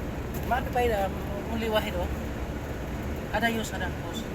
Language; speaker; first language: Arabic; non-native, learner; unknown